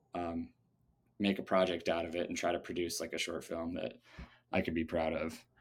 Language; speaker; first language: English; native; English